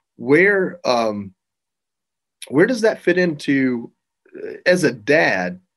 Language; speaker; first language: English; native; English